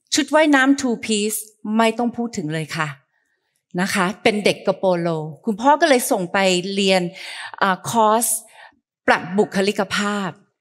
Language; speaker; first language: Thai; early bilingual, heritage; Thai